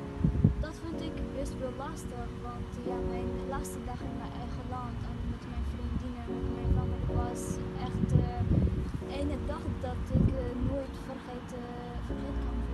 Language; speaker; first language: Dutch; non-native, learner; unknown